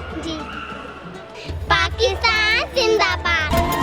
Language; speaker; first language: Hindi; non-native, local second language; Punjabi